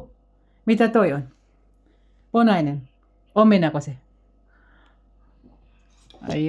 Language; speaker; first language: Finnish; non-native, learner; Bikol